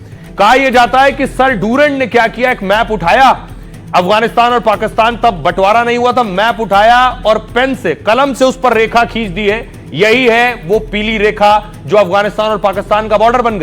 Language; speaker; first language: Hindi; native; Hindi